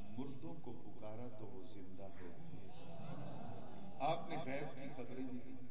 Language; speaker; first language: Urdu; non-native, local second language; Punjabi